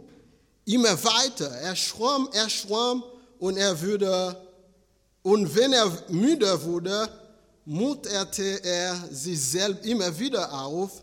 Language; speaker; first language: German; non-native, fluent; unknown